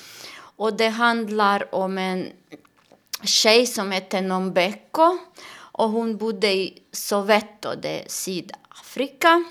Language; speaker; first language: Swedish; non-native, learner; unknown